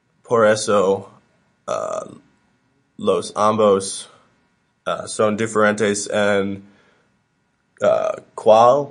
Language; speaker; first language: Spanish; non-native, learner; English